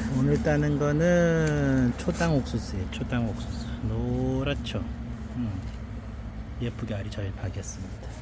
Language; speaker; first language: Korean; native; Korean